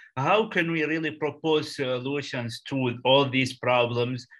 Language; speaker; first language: English; non-native, fluent; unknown